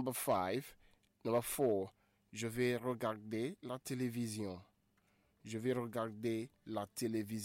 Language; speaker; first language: French; non-native, fluent; Igbo